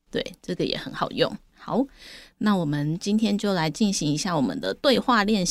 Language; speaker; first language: Chinese; native; Chinese